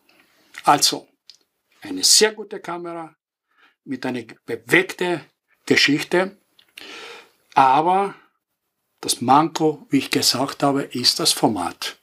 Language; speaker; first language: German; non-native, fluent; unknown